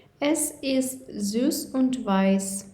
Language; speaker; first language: German; non-native, fluent; Ukrainian